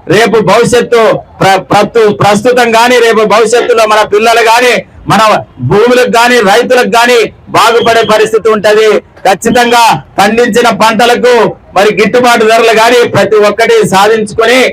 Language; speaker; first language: Telugu; native; Telugu